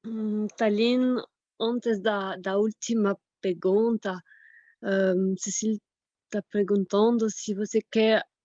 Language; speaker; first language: Portuguese; non-native, fluent; French